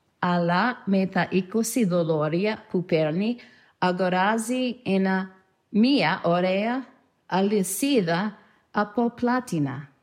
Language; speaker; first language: Greek; non-native, learner; English